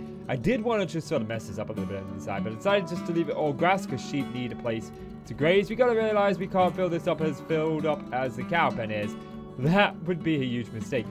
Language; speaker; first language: English; native; English